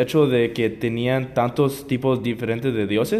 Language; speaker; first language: Spanish; non-native, learner; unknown